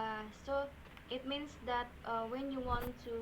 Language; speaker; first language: English; non-native, learner; Indonesian